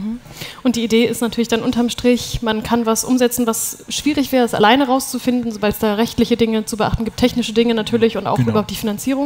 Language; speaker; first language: German; native; German